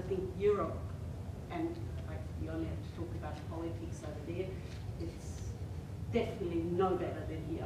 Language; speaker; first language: English; non-native, fluent; German